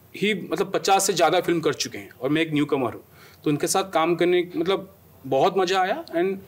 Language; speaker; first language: Hindi; non-native, local second language; Odia